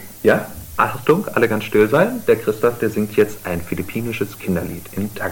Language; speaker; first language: German; native; German